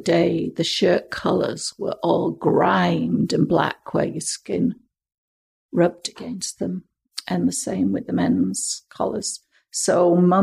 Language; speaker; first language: English; native; English